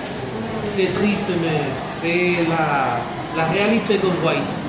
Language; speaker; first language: French; non-native, fluent; Spanish